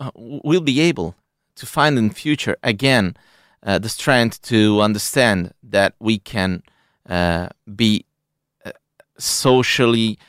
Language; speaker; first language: English; non-native, fluent; Italian